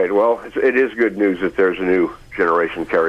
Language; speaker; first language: English; native; English